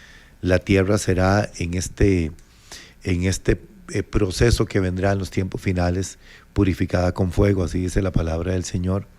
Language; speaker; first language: Spanish; native; Spanish